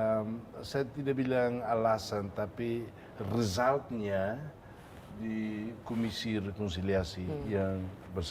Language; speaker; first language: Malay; non-native, fluent; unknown